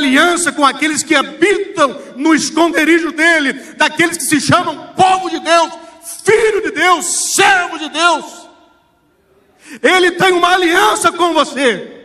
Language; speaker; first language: Portuguese; native; Portuguese